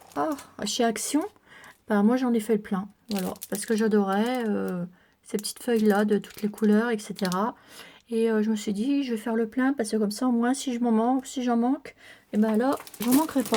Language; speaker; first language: French; native; French